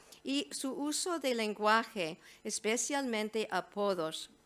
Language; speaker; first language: Spanish; non-native, fluent; English